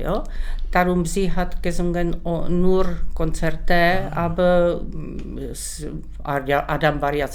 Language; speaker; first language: German; non-native, learner; Czech